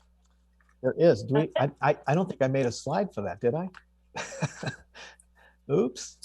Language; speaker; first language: English; native; English